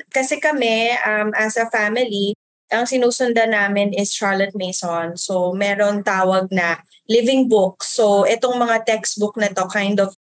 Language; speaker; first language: Filipino; early bilingual, other home language; Waray